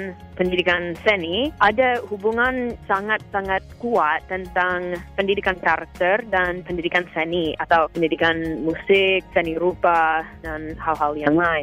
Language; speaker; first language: Indonesian; non-native, fluent; English